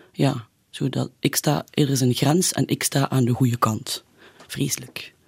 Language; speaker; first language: Dutch; native; Dutch